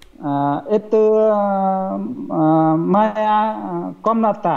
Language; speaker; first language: Russian; non-native, learner; Vietnamese